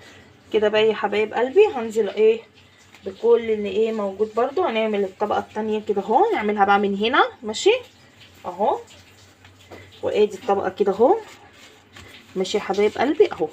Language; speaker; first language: Arabic; native; Arabic